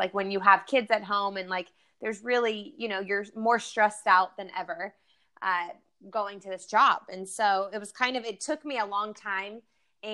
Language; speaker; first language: English; native; English